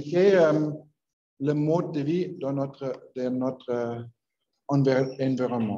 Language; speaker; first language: French; non-native, learner; Spanish